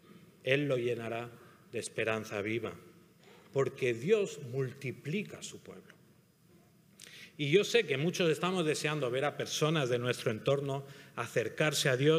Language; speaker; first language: Spanish; native; Spanish